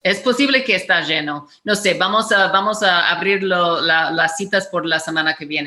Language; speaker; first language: Spanish; non-native, fluent; English